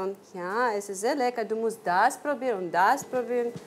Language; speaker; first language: German; non-native, learner; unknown